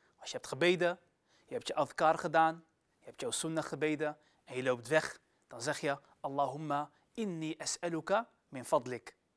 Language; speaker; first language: Dutch; early bilingual, other home language; Arabic